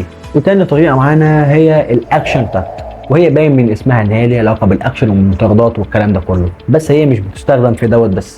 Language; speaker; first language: Arabic; native; Arabic